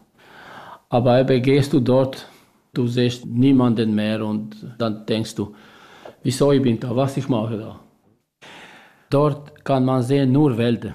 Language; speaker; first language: German; non-native, learner; Albanian